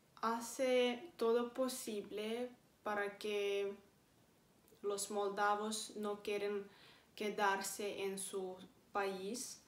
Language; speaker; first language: Spanish; non-native, fluent; Romanian